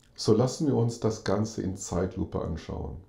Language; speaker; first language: German; non-native, fluent; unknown